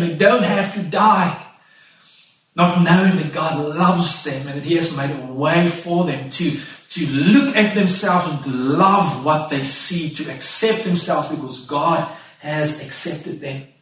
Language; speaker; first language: English; non-native, local second language; Afrikaans